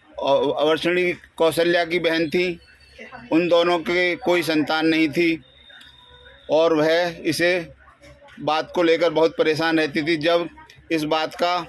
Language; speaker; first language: Hindi; native; Hindi